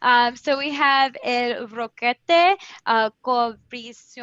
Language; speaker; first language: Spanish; early bilingual, heritage; Spanish